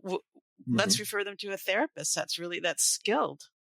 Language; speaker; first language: English; native; English